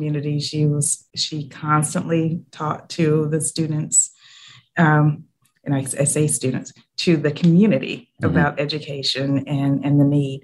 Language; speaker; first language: English; native; English